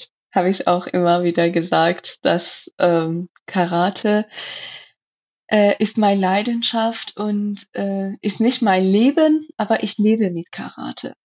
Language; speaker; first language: German; non-native, learner; Persian